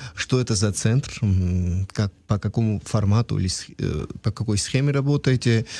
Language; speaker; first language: Russian; non-native, local second language; Georgian